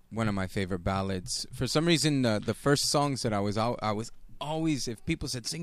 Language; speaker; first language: English; native; English